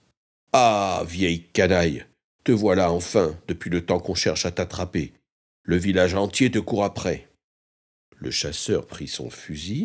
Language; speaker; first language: French; native; French